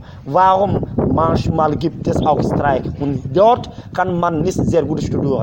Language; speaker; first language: German; non-native, fluent; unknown